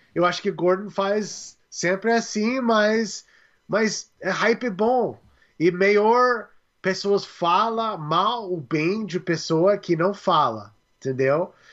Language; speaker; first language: Portuguese; non-native, learner; English